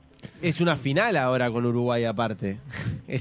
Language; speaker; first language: Spanish; native; Spanish